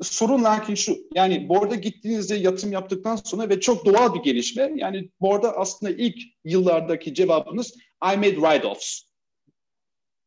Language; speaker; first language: Turkish; early bilingual, heritage; Turkish